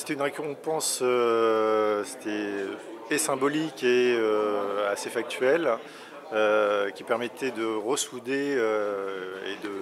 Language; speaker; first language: French; native; French